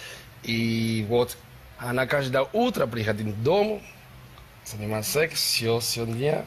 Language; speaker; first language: Russian; non-native, learner; Spanish